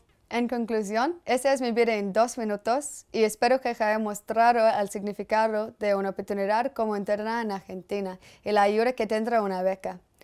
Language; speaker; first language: Spanish; non-native, fluent; English